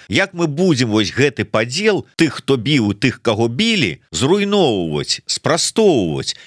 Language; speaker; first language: Belarusian; native; Belarusian